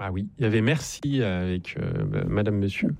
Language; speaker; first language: French; native; French